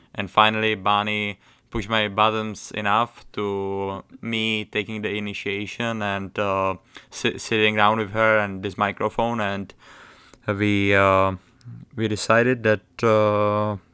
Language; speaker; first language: English; non-native, fluent; Czech